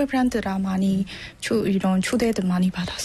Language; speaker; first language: Korean; non-native, learner; Burmese